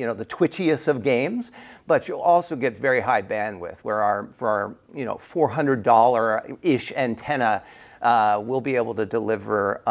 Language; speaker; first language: English; native; English